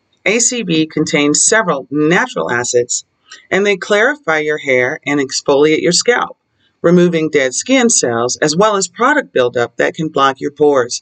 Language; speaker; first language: English; native; English